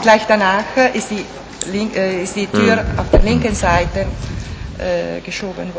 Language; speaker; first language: German; non-native, fluent; Italian